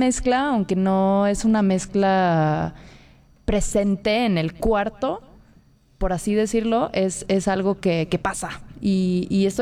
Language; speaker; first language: Spanish; non-native, fluent; Swedish